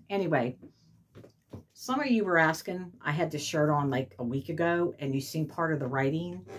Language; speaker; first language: English; native; English